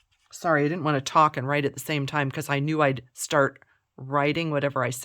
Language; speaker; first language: English; native; English